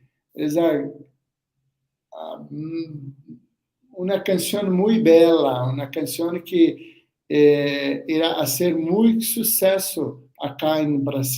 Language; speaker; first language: Spanish; non-native, learner; Portuguese